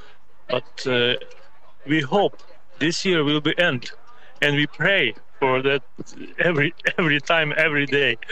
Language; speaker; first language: English; non-native, learner; Ukrainian